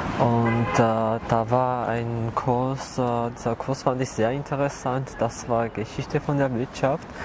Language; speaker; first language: German; non-native, fluent; Georgian